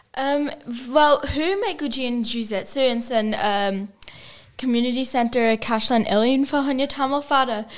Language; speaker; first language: Irish; non-native, local second language; Portuguese